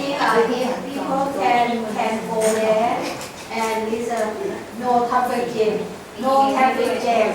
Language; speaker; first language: English; non-native, learner; Thai